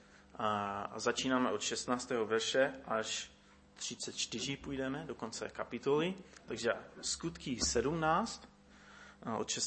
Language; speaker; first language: Czech; non-native, fluent; English